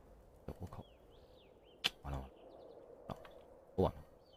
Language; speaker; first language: Chinese; native; Chinese